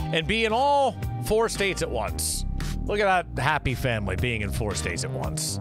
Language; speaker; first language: English; native; English